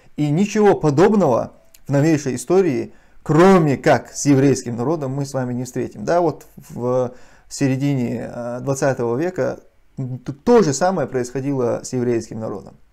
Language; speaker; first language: Russian; non-native, local second language; Chechen